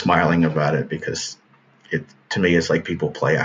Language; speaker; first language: English; native; English